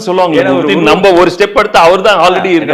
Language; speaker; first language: Tamil; non-native, local second language; Telugu